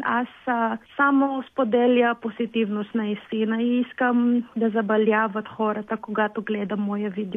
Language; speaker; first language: Bulgarian; non-native, learner; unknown